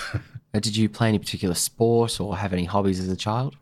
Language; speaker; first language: English; native; English